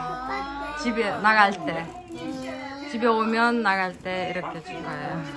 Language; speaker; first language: Korean; non-native, learner; Kazakh